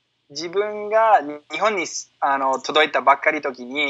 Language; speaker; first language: Japanese; non-native, fluent; English